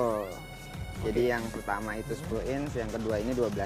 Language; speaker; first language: Indonesian; native; Indonesian